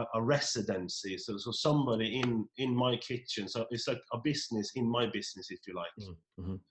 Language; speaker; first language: English; non-native, fluent; Norwegian